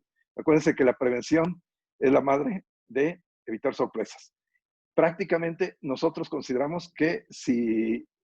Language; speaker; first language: Spanish; native; Spanish